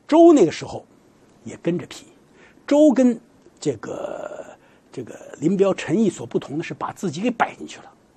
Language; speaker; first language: Chinese; native; Chinese